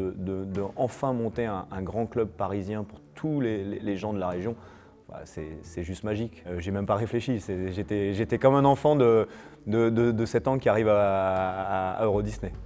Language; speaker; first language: French; native; French